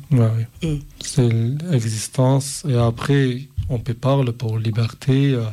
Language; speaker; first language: French; non-native, learner; Kurdish